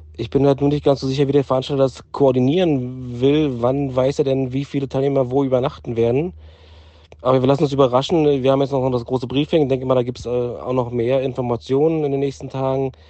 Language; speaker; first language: German; native; German